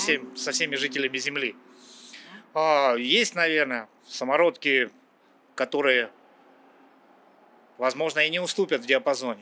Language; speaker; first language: Russian; native; Russian